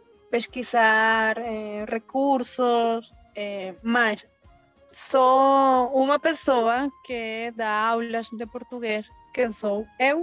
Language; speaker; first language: Portuguese; early bilingual, heritage; Spanish